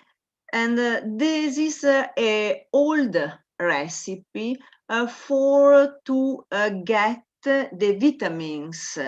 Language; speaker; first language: English; non-native, learner; Italian